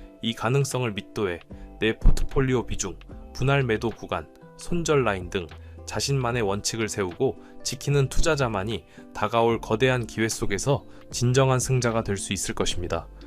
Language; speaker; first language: Korean; native; Korean